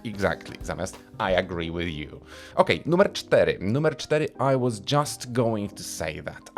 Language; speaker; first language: English; non-native, fluent; Polish